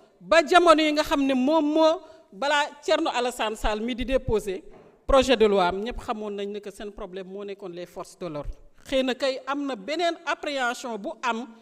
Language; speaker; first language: Wolof; non-native, local second language; Serer